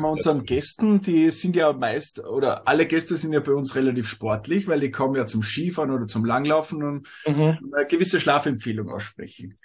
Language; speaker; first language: German; native; German